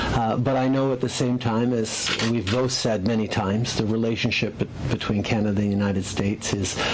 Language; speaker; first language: English; early bilingual, other home language; French